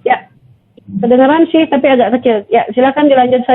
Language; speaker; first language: Indonesian; native; Indonesian